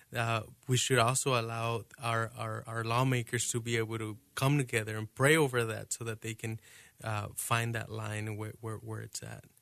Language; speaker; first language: English; non-native, fluent; Spanish